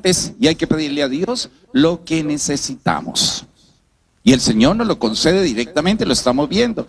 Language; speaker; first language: Spanish; native; Spanish